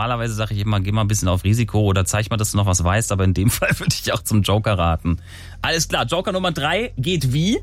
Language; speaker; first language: German; native; German